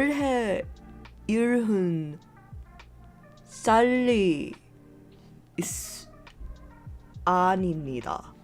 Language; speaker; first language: Korean; non-native, learner; English